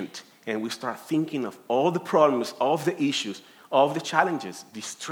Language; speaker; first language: English; non-native, fluent; Spanish